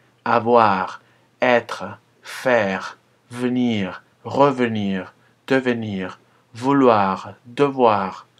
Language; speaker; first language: French; non-native, fluent; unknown